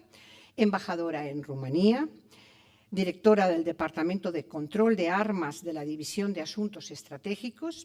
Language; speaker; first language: Spanish; native; Spanish